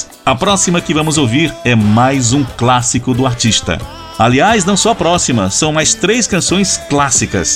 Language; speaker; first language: Portuguese; native; Portuguese